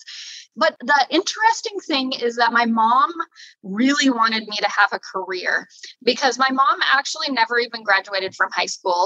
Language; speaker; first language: English; native; English